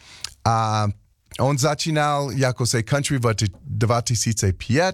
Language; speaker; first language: Czech; non-native, learner; English